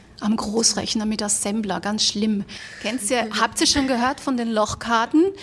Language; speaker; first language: German; early bilingual, other home language; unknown